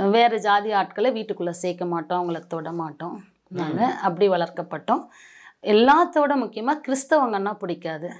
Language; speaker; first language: Tamil; non-native, local second language; Marathi